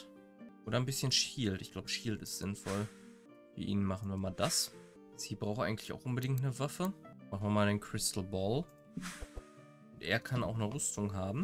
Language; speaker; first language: German; native; German